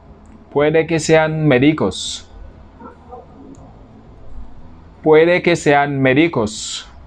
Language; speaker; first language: Spanish; non-native, fluent; Wolof